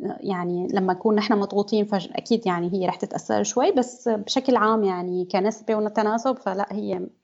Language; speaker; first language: Arabic; native; Arabic